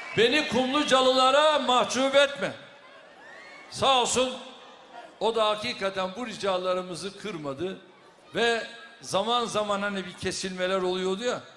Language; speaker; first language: Turkish; native; Turkish